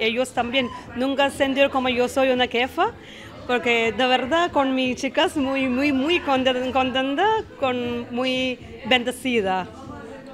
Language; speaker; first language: Spanish; non-native, learner; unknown